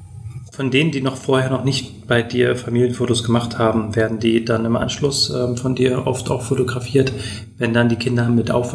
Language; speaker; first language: German; native; German